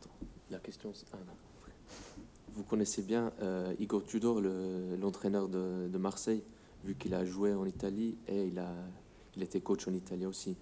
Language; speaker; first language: French; non-native, fluent; English